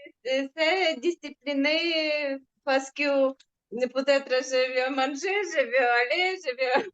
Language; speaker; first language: French; non-native, learner; Ukrainian